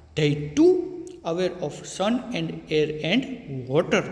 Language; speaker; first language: English; non-native, local second language; Gujarati